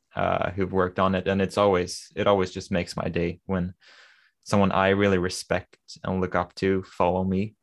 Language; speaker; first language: English; non-native, fluent; Swedish